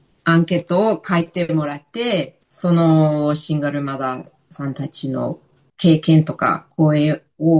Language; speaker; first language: Japanese; non-native, fluent; English